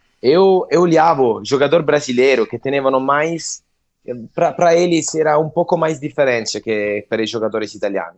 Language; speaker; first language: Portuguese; non-native, learner; Italian